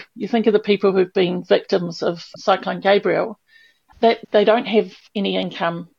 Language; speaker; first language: English; native; English